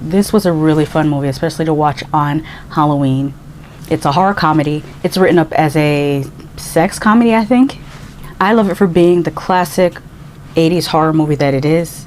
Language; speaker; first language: English; native; English